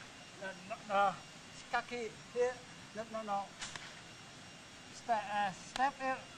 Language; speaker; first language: English; non-native, learner; Indonesian